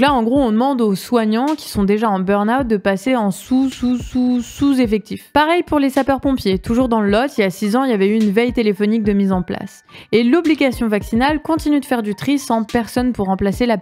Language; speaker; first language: French; native; French